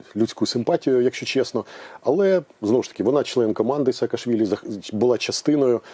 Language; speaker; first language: Ukrainian; native; Ukrainian